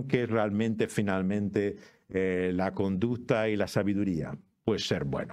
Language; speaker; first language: Spanish; native; Spanish